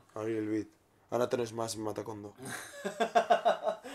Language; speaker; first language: Japanese; non-native, learner; Spanish